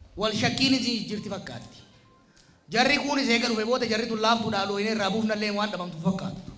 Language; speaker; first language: Oromo; native; Oromo